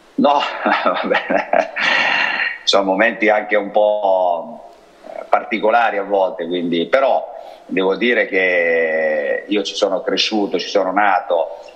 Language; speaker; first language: Italian; native; Italian